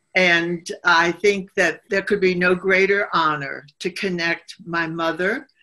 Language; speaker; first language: English; native; English